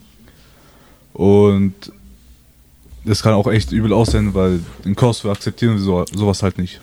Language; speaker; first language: German; early bilingual, other home language; Albanian